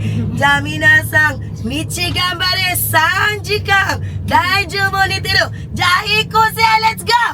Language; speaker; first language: Japanese; non-native, learner; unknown